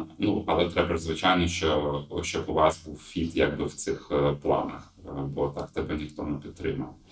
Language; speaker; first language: Ukrainian; non-native, local second language; Russian